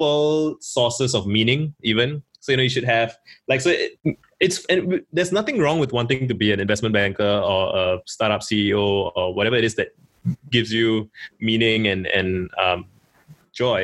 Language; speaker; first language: English; native; English